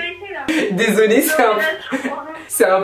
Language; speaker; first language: French; native; French